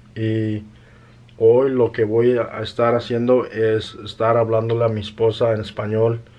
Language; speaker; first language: Spanish; early bilingual, heritage; Spanish